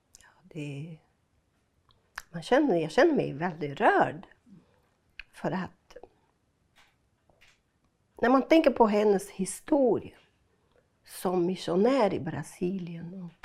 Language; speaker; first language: Swedish; non-native, fluent; Portuguese